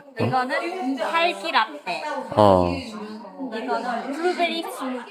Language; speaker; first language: Korean; non-native, learner; Japanese